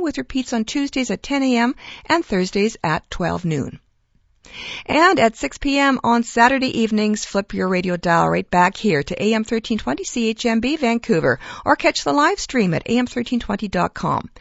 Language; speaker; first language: English; early bilingual, other home language; Ukrainian